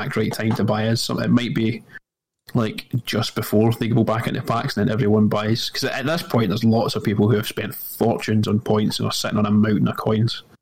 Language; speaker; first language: English; native; English